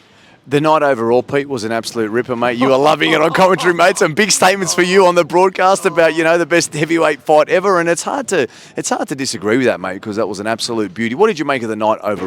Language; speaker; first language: English; native; English